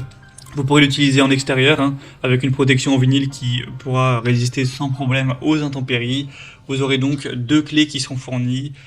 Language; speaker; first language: French; native; French